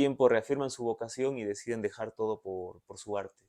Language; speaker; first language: Spanish; native; Spanish